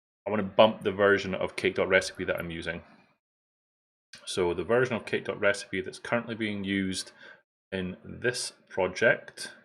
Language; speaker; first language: English; native; English